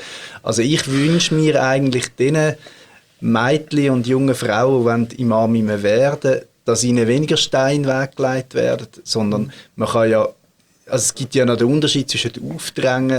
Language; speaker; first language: German; native; German